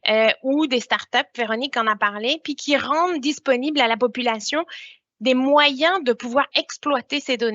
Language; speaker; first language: French; native; French